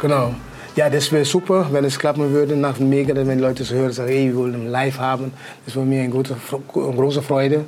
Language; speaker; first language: German; non-native, fluent; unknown